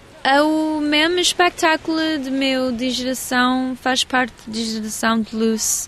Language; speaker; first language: Portuguese; early bilingual, heritage; English